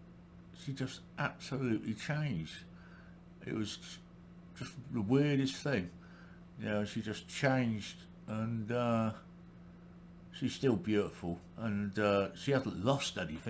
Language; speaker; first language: English; native; English